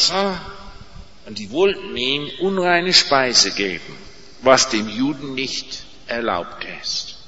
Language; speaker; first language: German; non-native, fluent; English